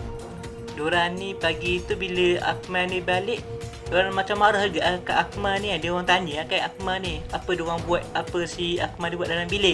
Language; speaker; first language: Malay; native; Malay